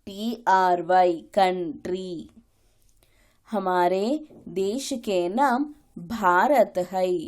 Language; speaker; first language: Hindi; non-native, local second language; Kannada